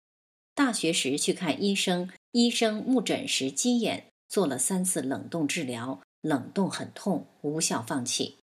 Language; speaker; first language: Chinese; native; Chinese